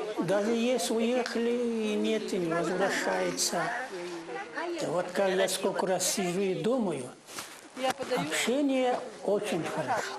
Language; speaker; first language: Russian; non-native, local second language; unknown